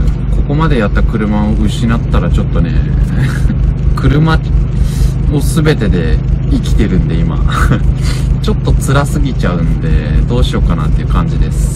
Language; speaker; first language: Japanese; native; Japanese